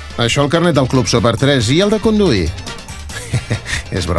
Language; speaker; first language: Catalan; native; Catalan